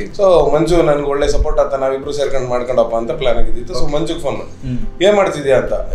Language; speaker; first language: Kannada; native; Kannada